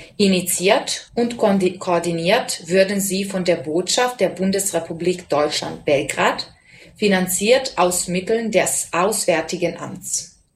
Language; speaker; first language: German; non-native, fluent; Serbian